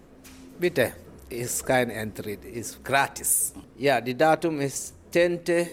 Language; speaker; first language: German; non-native, learner; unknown